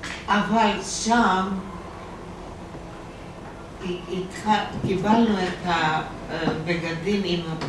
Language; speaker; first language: Hebrew; non-native, fluent; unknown